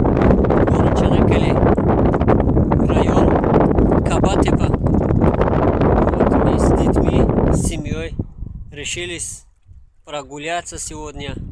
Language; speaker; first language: Russian; non-native, local second language; Tajik